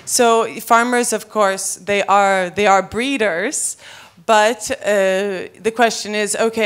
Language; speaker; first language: English; native; English